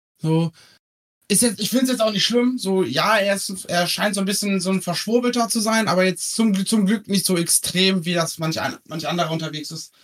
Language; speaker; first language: German; native; German